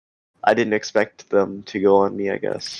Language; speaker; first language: English; native; English